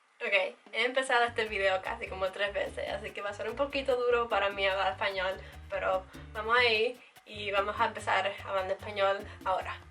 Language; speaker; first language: Spanish; early bilingual, heritage; Spanish